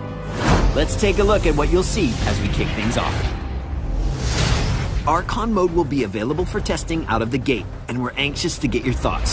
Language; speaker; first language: English; native; English